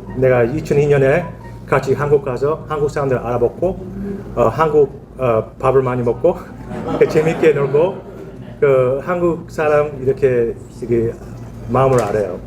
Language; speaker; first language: Korean; early bilingual, heritage; Korean